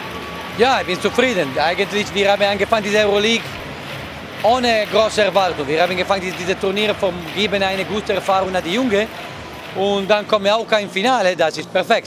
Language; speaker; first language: German; non-native, learner; Italian